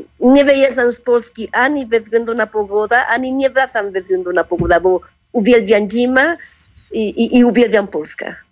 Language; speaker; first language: Polish; non-native, learner; Spanish